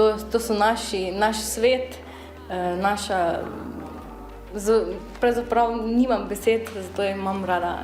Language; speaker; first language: Slovenian; early bilingual, other home language; Albanian